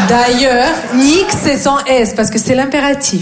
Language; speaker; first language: French; non-native, fluent; Russian